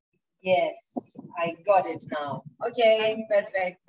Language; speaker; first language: English; non-native, learner; Spanish